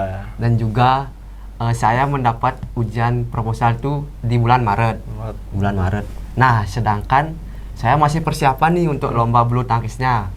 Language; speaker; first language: Indonesian; non-native, local second language; Balinese